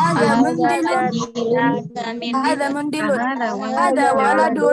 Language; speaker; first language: Arabic; non-native, learner; Indonesian